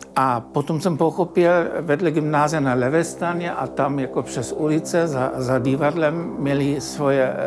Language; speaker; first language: Czech; non-native, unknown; German